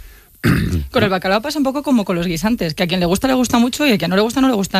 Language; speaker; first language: Spanish; native; Spanish